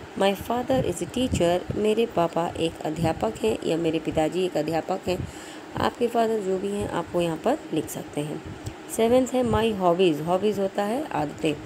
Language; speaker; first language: Hindi; native; Hindi